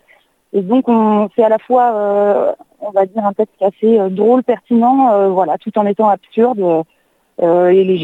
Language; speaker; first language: French; native; French